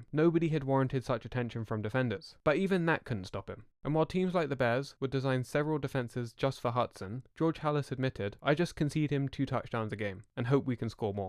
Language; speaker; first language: English; native; English